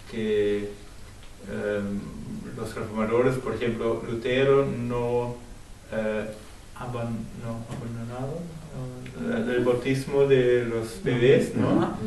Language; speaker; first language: Spanish; non-native, fluent; German